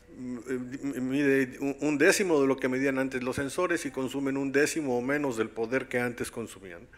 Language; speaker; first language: Spanish; native; Spanish